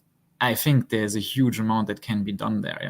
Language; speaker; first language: English; non-native, fluent; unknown